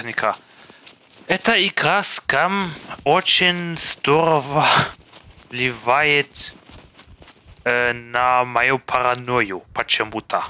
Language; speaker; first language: Russian; non-native, fluent; German